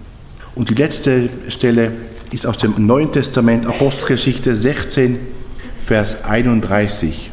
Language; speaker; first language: German; native; German